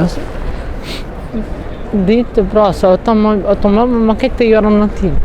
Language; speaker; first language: Swedish; non-native, learner; Tigrinya